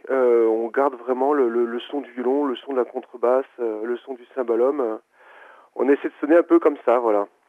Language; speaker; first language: French; native; French